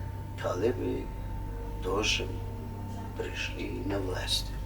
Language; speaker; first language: Russian; non-native, learner; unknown